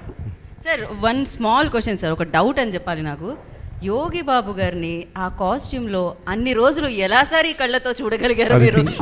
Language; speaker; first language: Telugu; native; Telugu